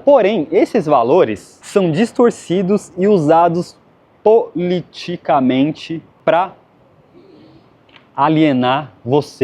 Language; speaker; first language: Portuguese; native; Portuguese